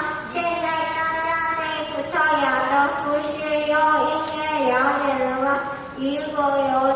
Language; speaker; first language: Chinese; non-native, learner; Korean